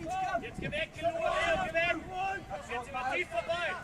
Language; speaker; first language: German; native; German